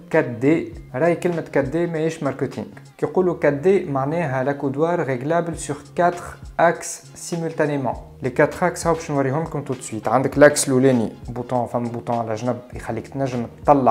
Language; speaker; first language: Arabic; native; Arabic